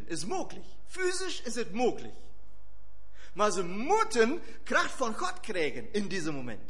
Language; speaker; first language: Dutch; non-native, fluent; German